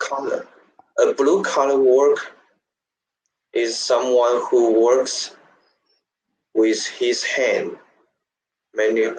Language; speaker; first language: English; non-native, learner; Chinese